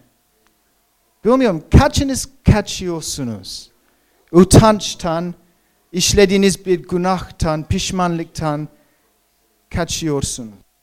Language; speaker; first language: Turkish; non-native, fluent; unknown